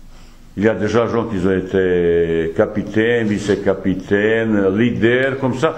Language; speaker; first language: French; non-native, fluent; Bosnian